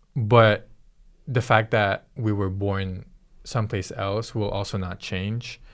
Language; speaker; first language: English; early bilingual, other home language; Filipino